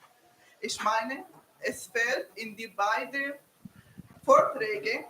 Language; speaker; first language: German; non-native, learner; Kurdish